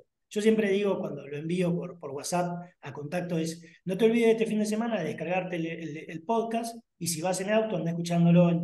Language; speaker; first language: Spanish; native; Spanish